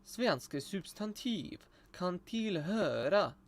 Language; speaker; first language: Swedish; non-native, learner; English